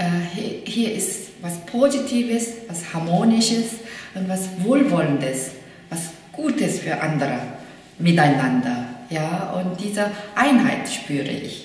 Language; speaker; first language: German; non-native, fluent; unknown